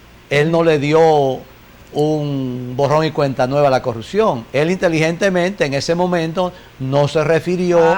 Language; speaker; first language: Spanish; native; Spanish